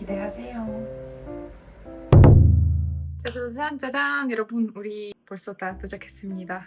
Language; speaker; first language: Korean; non-native, learner; Ukrainian